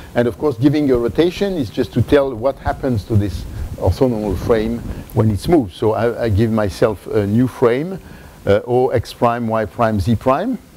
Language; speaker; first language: English; non-native, fluent; French